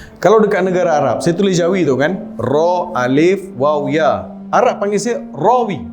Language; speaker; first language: Malay; non-native, local second language; Tamil